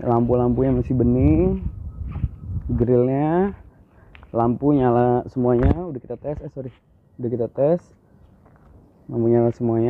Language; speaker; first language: Indonesian; native; Indonesian